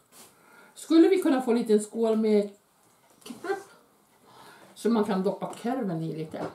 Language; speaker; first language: Swedish; native; Swedish